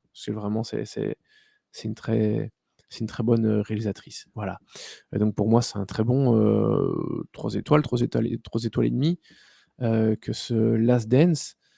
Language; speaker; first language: French; native; French